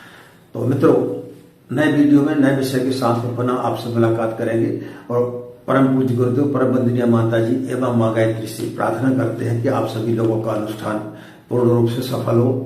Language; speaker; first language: Hindi; native; Hindi